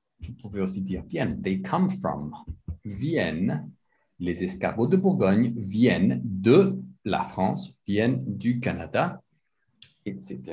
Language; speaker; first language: French; non-native, fluent; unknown